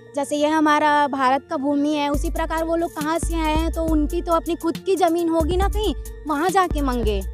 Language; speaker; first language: Hindi; native; Hindi